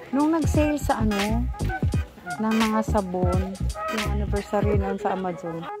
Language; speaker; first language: Filipino; non-native, local second language; Cebuano